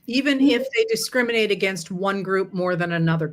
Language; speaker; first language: English; native; English